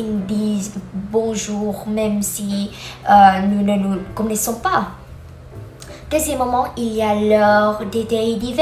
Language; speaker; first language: French; non-native, learner; Vietnamese